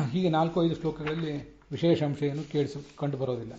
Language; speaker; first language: Kannada; native; Kannada